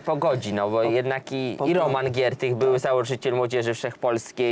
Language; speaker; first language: Polish; native; Polish